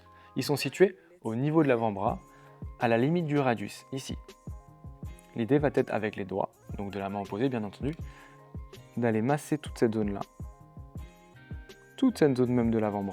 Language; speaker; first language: French; native; French